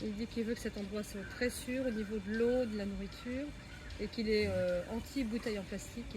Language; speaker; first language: French; native; French